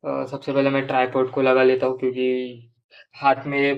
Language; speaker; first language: Hindi; non-native, local second language; Marathi